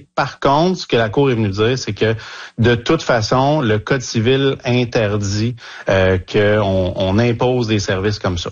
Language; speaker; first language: French; native; French